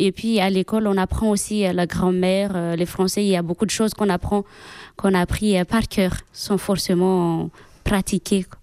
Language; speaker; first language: French; non-native, local second language; Malagasy